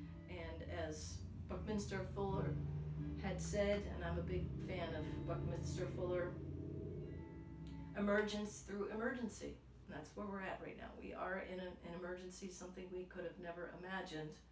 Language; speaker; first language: English; native; English